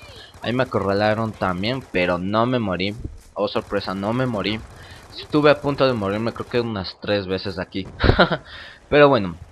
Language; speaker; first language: Spanish; native; Spanish